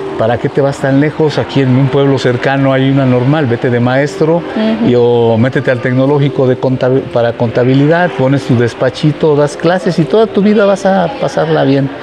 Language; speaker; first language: Spanish; non-native, local second language; Zapotec